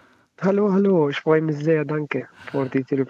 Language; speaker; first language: German; non-native, learner; Arabic